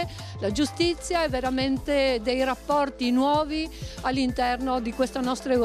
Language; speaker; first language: Italian; native; Italian